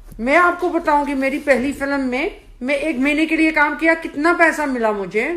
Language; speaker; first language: Hindi; early bilingual, heritage; Hindi